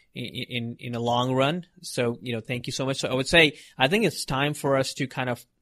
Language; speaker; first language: English; non-native, local second language; Hindi